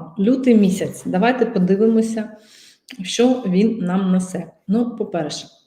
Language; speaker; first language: Ukrainian; non-native, local second language; Russian